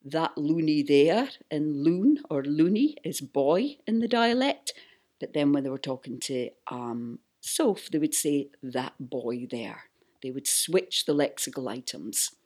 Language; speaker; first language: English; native; English